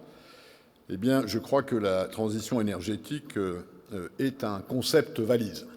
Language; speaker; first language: French; native; French